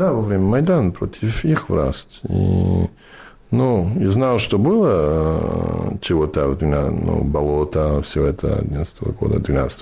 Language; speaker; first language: Russian; non-native, fluent; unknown